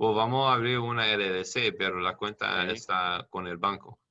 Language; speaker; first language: Spanish; non-native, learner; English